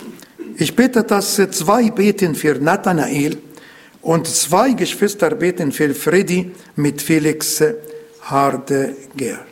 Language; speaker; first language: German; non-native, learner; Arabic